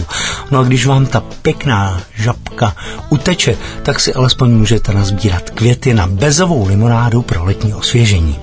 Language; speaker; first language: Czech; native; Czech